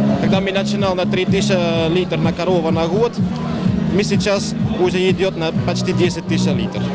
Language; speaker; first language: Russian; non-native, learner; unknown